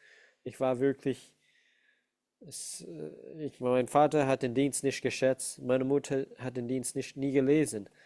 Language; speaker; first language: German; non-native, fluent; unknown